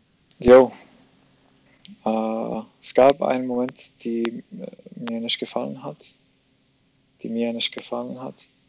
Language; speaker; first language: German; non-native, fluent; Arabic